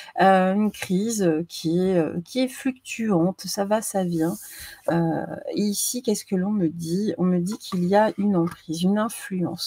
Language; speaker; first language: French; native; French